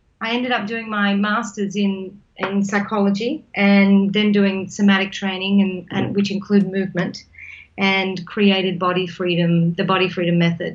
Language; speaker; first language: English; native; English